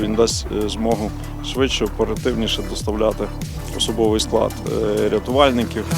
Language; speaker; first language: Ukrainian; native; Ukrainian